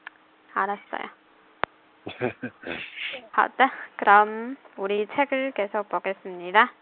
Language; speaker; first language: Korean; non-native, fluent; Chinese